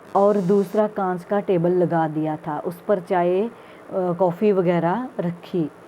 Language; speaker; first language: Hindi; non-native, local second language; Punjabi